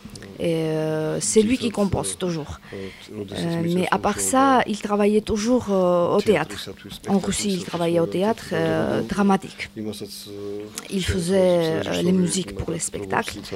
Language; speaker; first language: French; non-native, learner; Georgian